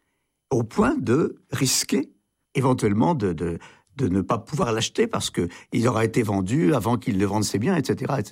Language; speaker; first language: French; native; French